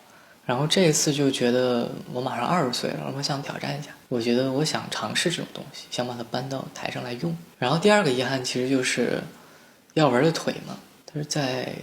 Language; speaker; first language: Chinese; native; Chinese